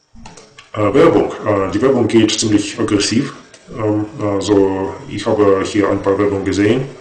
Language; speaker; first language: German; non-native, fluent; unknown